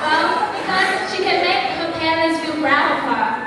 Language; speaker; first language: English; non-native, learner; Vietnamese